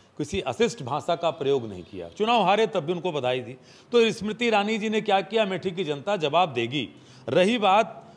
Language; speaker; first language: Hindi; native; Hindi